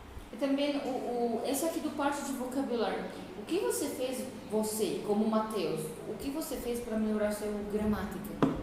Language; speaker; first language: Portuguese; non-native, fluent; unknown